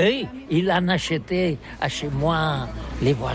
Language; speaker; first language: French; non-native, learner; Catalan